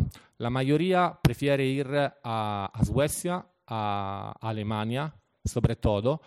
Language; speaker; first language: Spanish; non-native, fluent; Italian